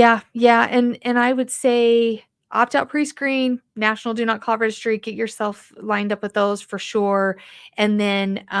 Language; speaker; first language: English; native; English